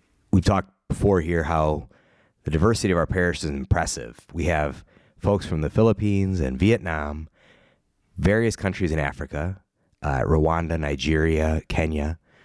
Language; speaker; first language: English; native; English